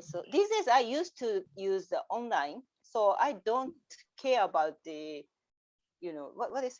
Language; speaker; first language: English; non-native, learner; Japanese